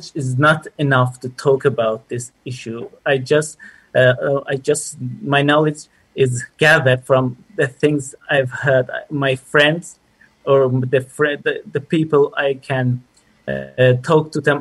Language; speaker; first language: English; non-native, fluent; Persian